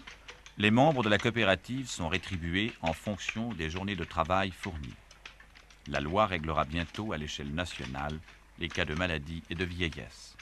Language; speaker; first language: French; native; French